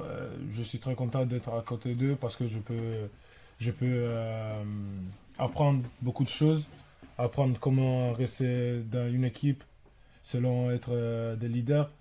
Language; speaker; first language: French; non-native, learner; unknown